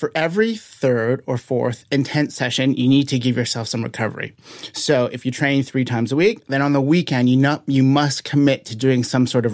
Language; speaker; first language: English; native; English